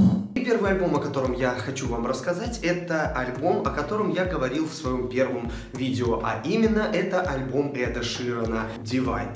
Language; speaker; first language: Russian; native; Russian